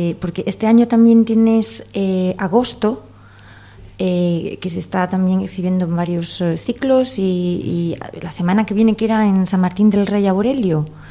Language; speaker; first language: Spanish; native; Spanish